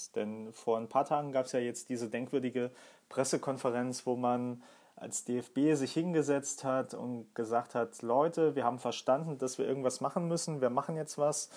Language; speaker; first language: German; native; German